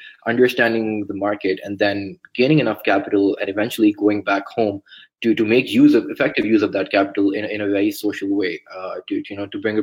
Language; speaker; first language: English; non-native, local second language; Urdu